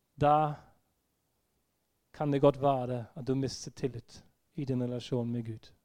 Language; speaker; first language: Norwegian; non-native, fluent; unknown